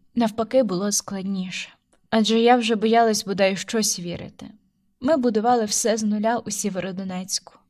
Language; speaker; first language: Ukrainian; native; Ukrainian